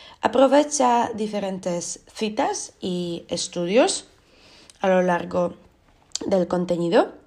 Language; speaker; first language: Spanish; non-native, fluent; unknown